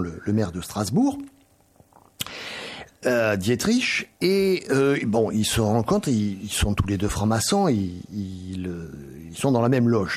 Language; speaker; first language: French; native; French